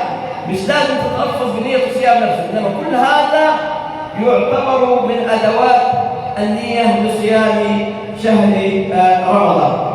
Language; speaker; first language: Arabic; native; Arabic